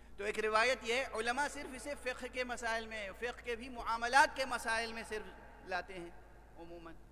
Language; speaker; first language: Urdu; native; Urdu